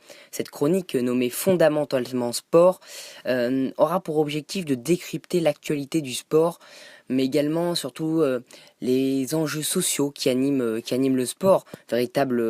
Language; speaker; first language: French; native; French